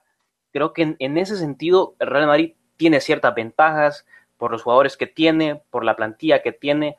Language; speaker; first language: Spanish; native; Spanish